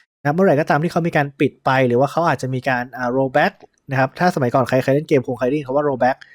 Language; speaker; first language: Thai; native; Thai